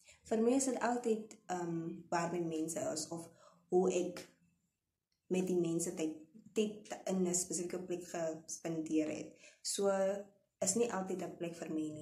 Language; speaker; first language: Afrikaans; non-native, local second language; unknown